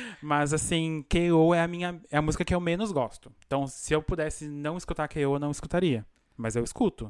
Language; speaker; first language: Portuguese; native; Portuguese